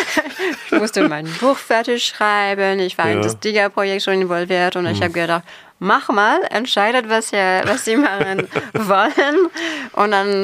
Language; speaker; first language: German; non-native, fluent; French